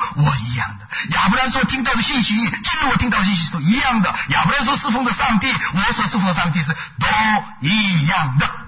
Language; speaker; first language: Chinese; non-native, fluent; Korean